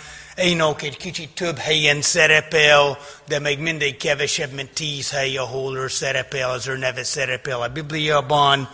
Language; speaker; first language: Hungarian; non-native, fluent; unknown